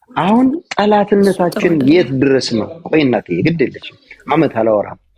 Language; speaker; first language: Amharic; native; Amharic